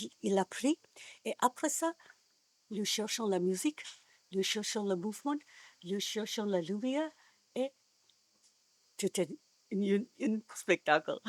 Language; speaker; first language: French; non-native, learner; Japanese